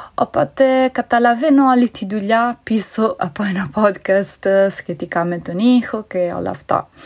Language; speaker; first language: Greek; non-native, fluent; Italian